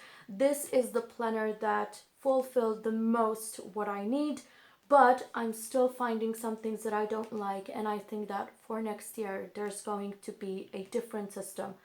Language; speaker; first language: English; non-native, fluent; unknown